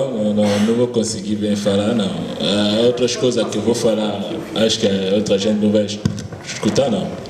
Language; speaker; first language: Portuguese; non-native, learner; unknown